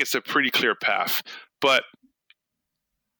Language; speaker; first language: English; early bilingual, other home language; French